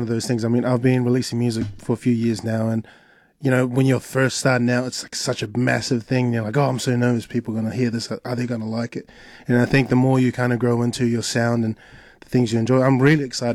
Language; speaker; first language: English; native; English